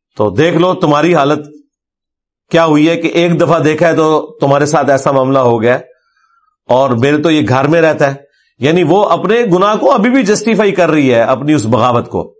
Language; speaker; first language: Urdu; non-native, local second language; Punjabi